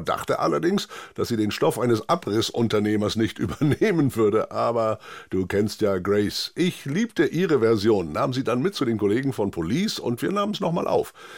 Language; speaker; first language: German; native; German